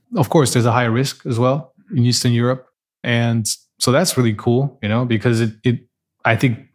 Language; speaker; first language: English; non-native, fluent; Portuguese